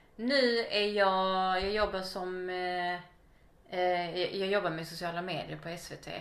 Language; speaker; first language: Swedish; native; Swedish